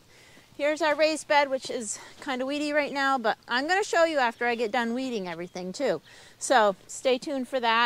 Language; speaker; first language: English; native; English